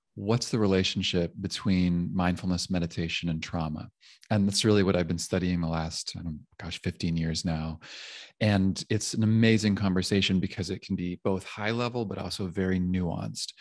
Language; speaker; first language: English; native; English